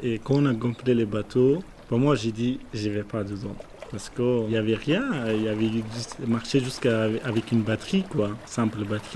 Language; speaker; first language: French; non-native, learner; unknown